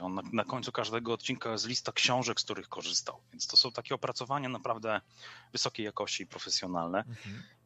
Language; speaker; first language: Polish; native; Polish